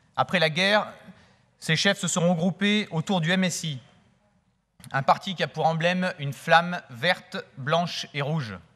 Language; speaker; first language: French; native; French